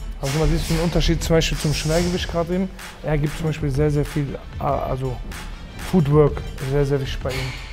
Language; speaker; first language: German; early bilingual, other home language; Kurdish